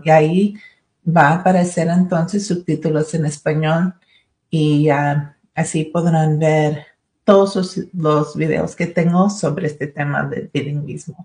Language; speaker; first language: Spanish; early bilingual, other home language; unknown